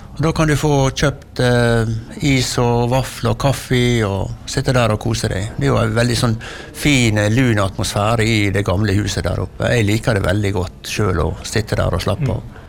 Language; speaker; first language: Norwegian; native; Norwegian